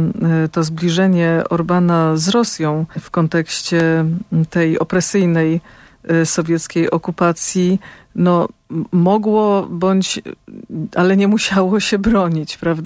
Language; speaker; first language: Polish; native; Polish